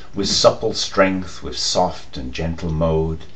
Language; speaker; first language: English; native; English